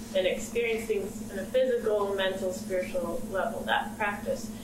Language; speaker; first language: English; native; English